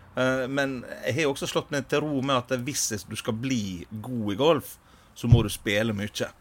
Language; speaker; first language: Norwegian; native; Norwegian